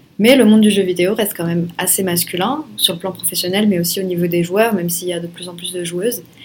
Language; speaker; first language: French; native; French